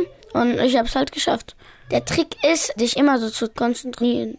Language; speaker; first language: German; early bilingual, other home language; Pashto